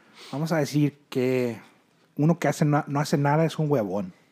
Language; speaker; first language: Spanish; early bilingual, heritage; Spanish